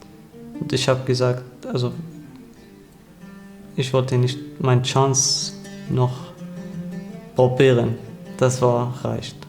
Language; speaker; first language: German; non-native, learner; Arabic